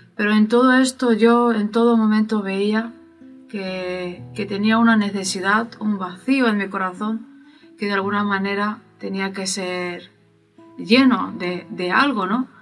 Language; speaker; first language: Spanish; non-native, fluent; Bulgarian